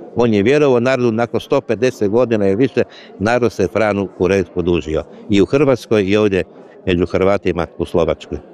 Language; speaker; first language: Croatian; native; Croatian